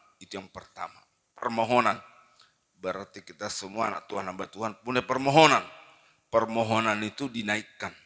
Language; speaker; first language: Indonesian; non-native, local second language; Batak Toba